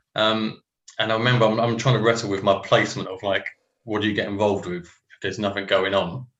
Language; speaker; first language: English; native; English